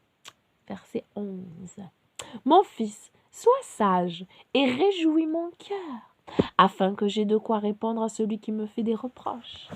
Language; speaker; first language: French; native; French